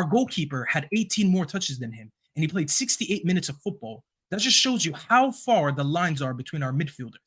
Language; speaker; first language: English; native; English